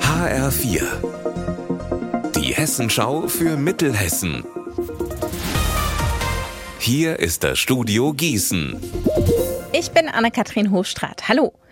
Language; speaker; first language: German; native; German